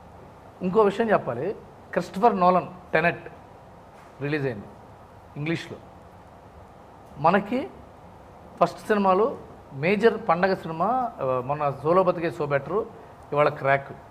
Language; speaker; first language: Telugu; native; Telugu